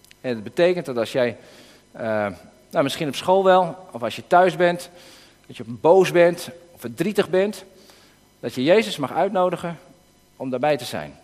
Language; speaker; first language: Dutch; native; Dutch